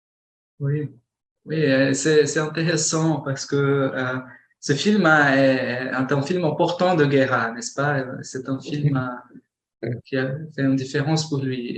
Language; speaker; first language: French; non-native, fluent; Portuguese